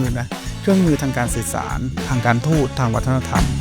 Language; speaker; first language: Thai; native; Thai